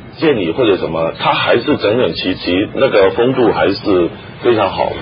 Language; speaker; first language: Chinese; non-native, local second language; Cantonese